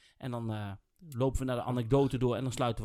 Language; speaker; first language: Dutch; native; Dutch